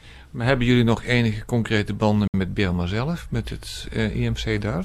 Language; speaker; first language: Dutch; native; Dutch